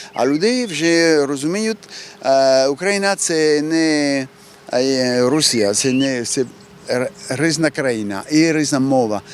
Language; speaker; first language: Ukrainian; non-native, learner; French